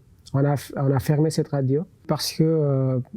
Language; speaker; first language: French; non-native, local second language; Persian